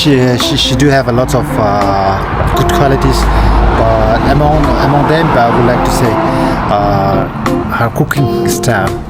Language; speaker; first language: English; non-native, fluent; Tibetan